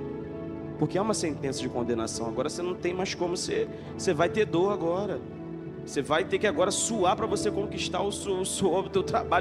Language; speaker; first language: Portuguese; native; Portuguese